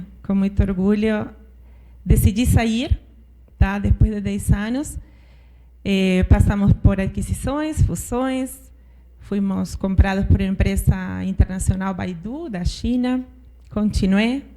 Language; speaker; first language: Portuguese; non-native, fluent; Spanish